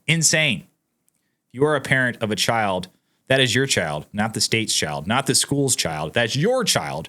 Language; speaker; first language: English; native; English